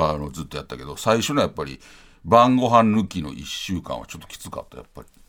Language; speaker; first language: Japanese; native; Japanese